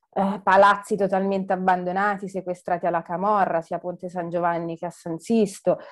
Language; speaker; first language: Italian; native; Italian